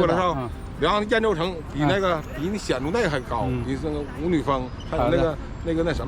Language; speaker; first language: Chinese; native; Chinese